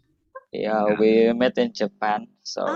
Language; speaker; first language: English; non-native, fluent; Indonesian